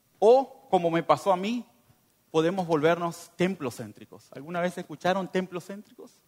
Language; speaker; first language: Spanish; native; Spanish